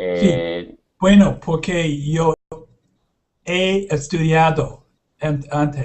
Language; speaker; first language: Spanish; non-native, learner; English